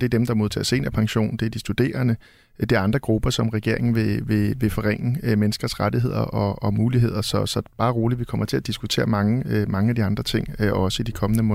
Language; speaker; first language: Danish; native; Danish